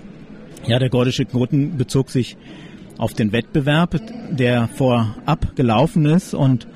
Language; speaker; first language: German; native; German